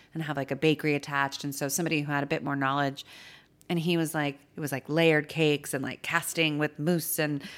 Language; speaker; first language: English; native; English